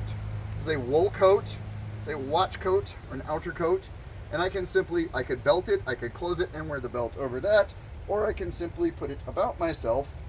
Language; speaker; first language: English; native; English